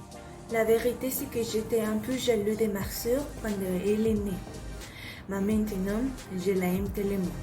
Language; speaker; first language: French; non-native, learner; Spanish